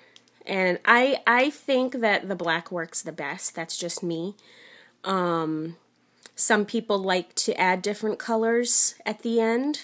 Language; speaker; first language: English; native; English